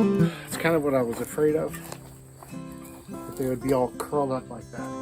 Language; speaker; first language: English; native; English